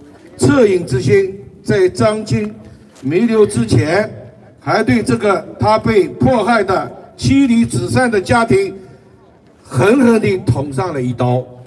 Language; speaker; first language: Chinese; native; Chinese